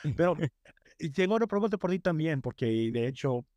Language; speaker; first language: Spanish; non-native, fluent; English